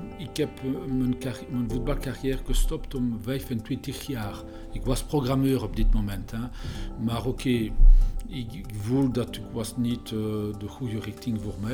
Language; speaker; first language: Dutch; non-native, learner; French